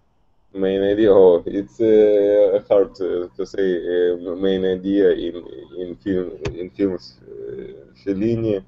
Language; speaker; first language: English; non-native, learner; Russian